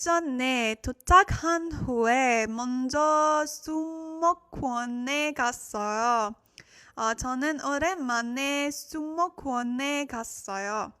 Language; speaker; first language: Korean; non-native, learner; French